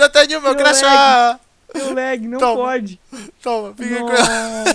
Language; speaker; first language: Portuguese; native; Portuguese